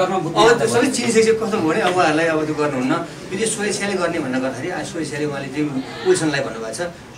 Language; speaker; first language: Nepali; native; Nepali